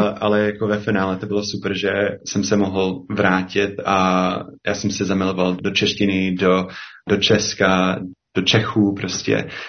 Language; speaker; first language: Czech; non-native, fluent; English